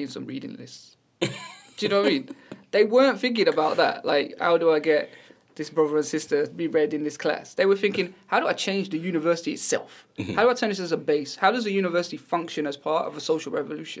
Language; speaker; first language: English; native; English